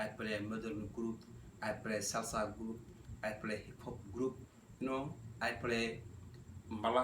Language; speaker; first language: English; non-native, learner; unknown